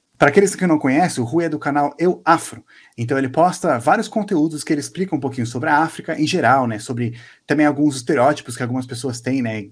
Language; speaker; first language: Portuguese; native; Portuguese